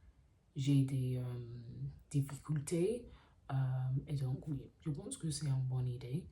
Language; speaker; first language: French; non-native, learner; English